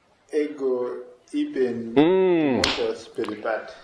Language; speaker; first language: Greek; non-native, learner; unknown